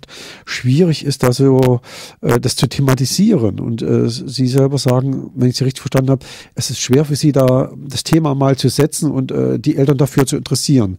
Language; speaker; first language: German; native; German